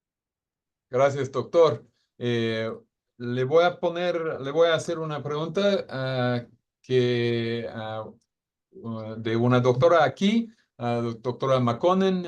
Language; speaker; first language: Spanish; non-native, fluent; English